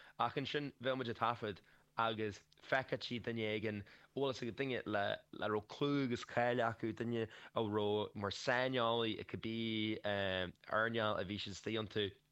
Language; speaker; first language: Irish; native; Irish